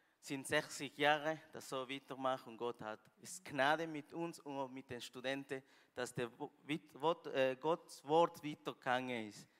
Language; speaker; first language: German; non-native, learner; Spanish